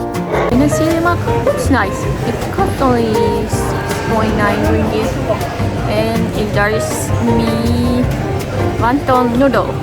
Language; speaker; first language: English; non-native, learner; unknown